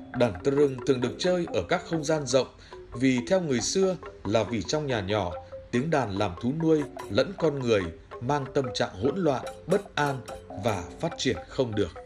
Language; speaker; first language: Vietnamese; native; Vietnamese